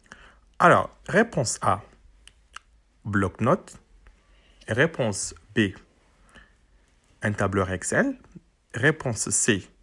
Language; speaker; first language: French; native; French